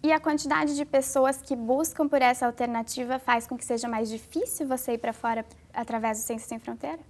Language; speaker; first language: Portuguese; native; Portuguese